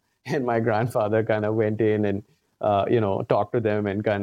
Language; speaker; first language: English; non-native, local second language; Urdu